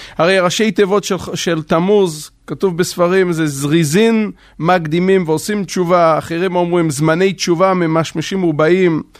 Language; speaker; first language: Hebrew; non-native, local second language; Yiddish